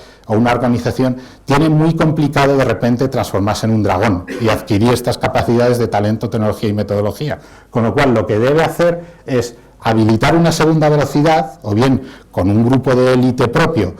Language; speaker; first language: Spanish; native; Spanish